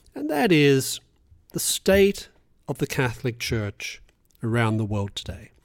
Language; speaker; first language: English; native; English